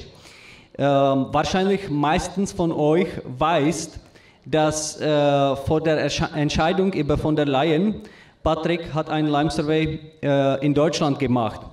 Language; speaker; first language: German; non-native, learner; Czech